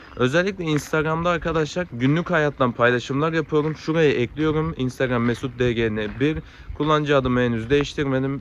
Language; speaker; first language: Turkish; native; Turkish